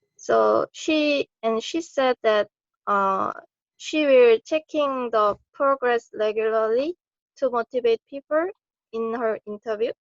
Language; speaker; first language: English; non-native, learner; Korean